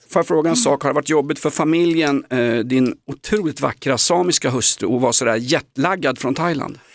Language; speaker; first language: Swedish; native; Swedish